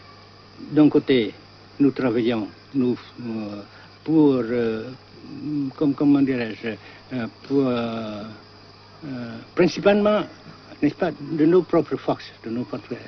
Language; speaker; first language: French; non-native, fluent; Vietnamese